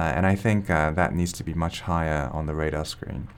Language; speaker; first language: English; non-native, fluent; Japanese